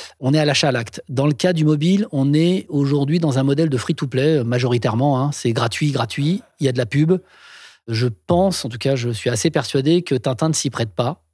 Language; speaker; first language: French; native; French